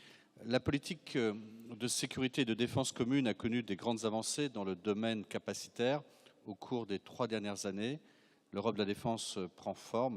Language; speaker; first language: French; native; French